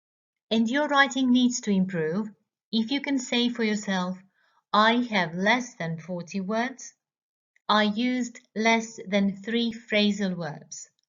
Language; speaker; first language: English; non-native, fluent; Croatian